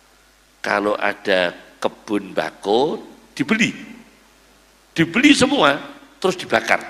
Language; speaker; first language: Indonesian; native; Indonesian